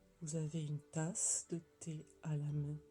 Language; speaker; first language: French; native; French